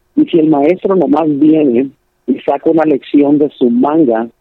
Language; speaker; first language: Spanish; early bilingual, heritage; Spanish